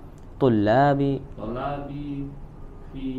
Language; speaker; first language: Arabic; non-native, fluent; Indonesian